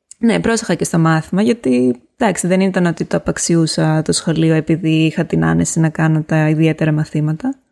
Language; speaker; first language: Greek; native; Greek